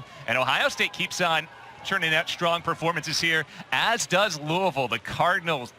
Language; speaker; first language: English; native; English